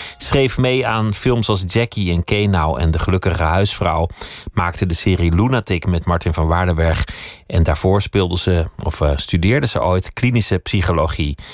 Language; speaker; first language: Dutch; native; Dutch